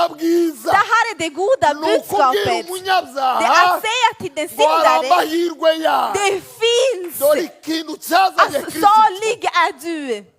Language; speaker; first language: Swedish; non-native, fluent; Kinyarwanda